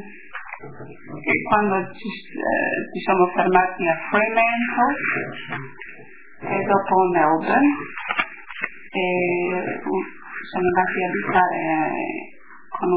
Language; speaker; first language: Italian; early bilingual, heritage; Italian